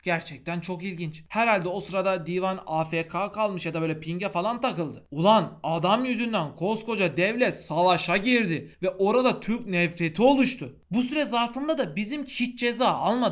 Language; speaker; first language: Turkish; native; Turkish